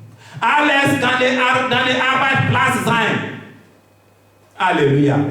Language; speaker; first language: German; non-native, learner; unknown